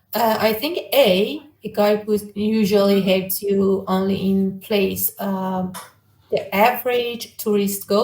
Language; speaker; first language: English; non-native, learner; Persian